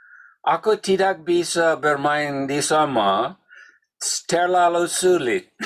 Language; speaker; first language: Indonesian; non-native, learner; English